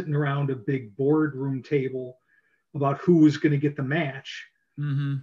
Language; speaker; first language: English; native; English